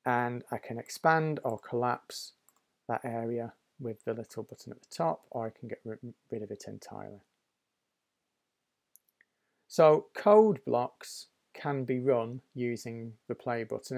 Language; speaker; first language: English; native; English